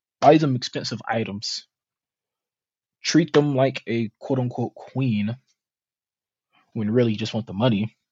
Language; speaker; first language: English; native; English